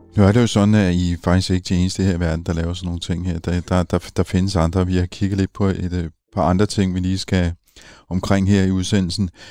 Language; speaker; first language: Danish; native; Danish